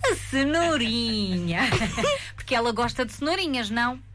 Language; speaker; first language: Portuguese; native; Portuguese